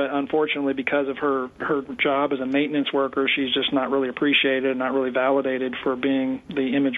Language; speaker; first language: English; native; English